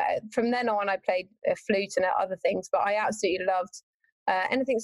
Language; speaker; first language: English; native; English